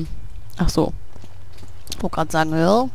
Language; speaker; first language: German; native; German